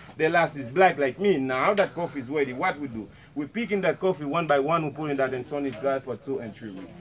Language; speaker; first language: English; non-native, learner; Spanish